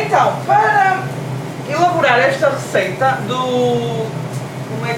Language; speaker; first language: Portuguese; early bilingual, heritage; Portuguese